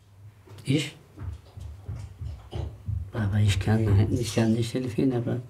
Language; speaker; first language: German; non-native, learner; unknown